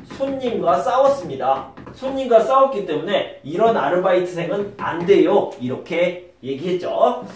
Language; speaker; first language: Korean; native; Korean